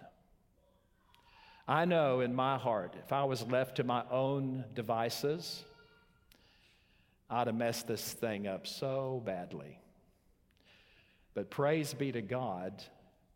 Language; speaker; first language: English; native; English